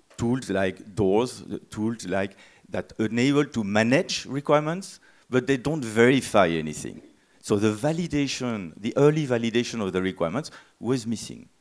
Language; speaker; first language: English; non-native, fluent; French